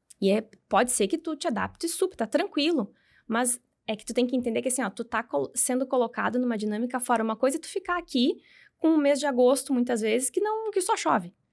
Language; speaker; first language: Portuguese; native; Portuguese